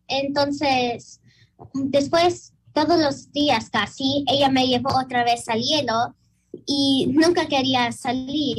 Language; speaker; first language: Spanish; early bilingual, heritage; Spanish